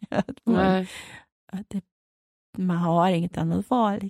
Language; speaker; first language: Swedish; non-native, fluent; Persian